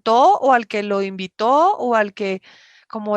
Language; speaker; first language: Spanish; native; Spanish